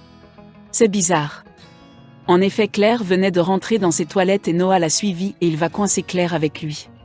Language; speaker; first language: French; non-native, local second language; Haitian Creole